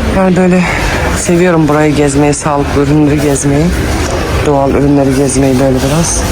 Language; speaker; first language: Turkish; early bilingual, heritage; Turkish